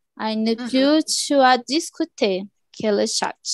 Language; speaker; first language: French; non-native, learner; Portuguese